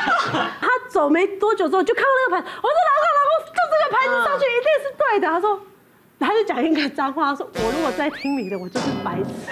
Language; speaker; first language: Chinese; native; Chinese